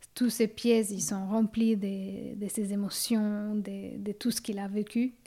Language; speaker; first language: French; non-native, fluent; Spanish